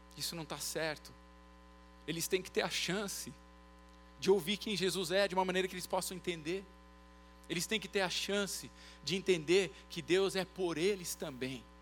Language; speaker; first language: Portuguese; early bilingual, other home language; English